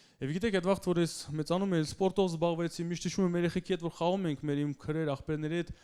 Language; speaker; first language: Armenian; early bilingual, heritage; Russian